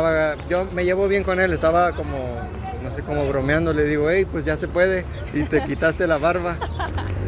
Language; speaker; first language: Spanish; native; Spanish